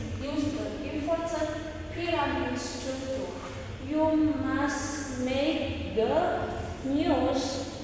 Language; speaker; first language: English; non-native, learner; Indonesian